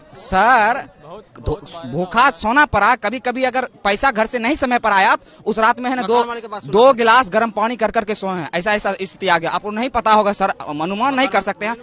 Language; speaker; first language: Hindi; native; Hindi